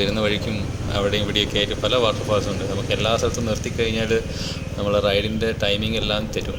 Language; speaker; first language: Malayalam; native; Malayalam